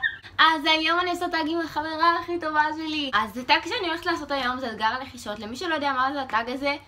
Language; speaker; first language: Hebrew; native; Hebrew